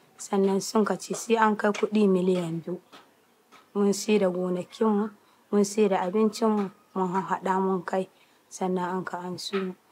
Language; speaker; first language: Hausa; native; Hausa